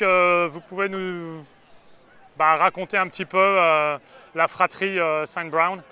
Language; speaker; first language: French; native; French